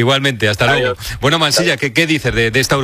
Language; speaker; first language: Spanish; native; Spanish